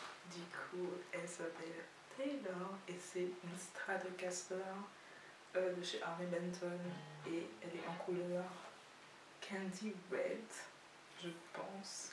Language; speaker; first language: French; native; French